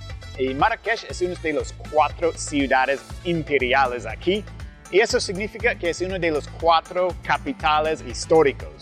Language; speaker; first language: Spanish; non-native, fluent; English